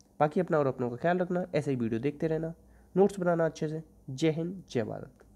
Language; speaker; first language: Hindi; native; Hindi